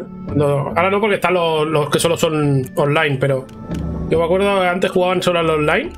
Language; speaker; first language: Spanish; native; Spanish